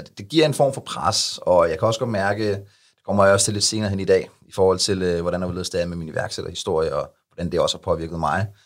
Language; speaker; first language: Danish; early bilingual, other home language; Arabic